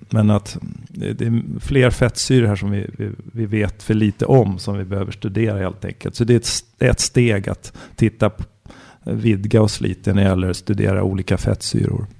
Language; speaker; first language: Swedish; native; Swedish